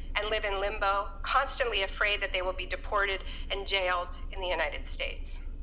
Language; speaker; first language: English; native; English